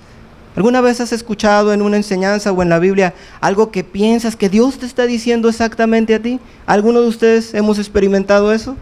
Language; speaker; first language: Spanish; native; Spanish